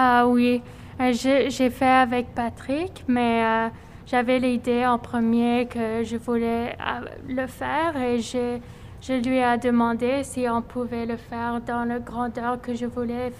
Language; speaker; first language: French; non-native, fluent; English